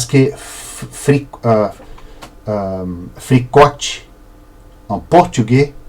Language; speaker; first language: French; non-native, learner; Portuguese